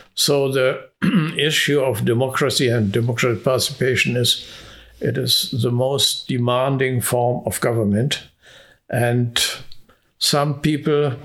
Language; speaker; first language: English; non-native, fluent; Hungarian